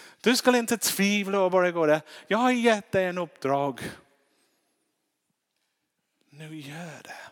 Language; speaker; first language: Swedish; non-native, fluent; English